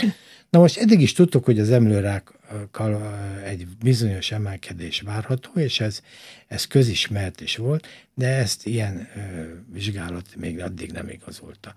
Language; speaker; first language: Hungarian; native; Hungarian